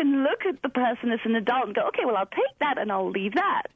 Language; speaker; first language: English; native; English